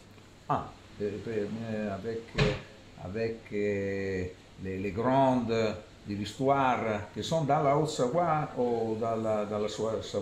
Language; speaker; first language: French; non-native, fluent; Italian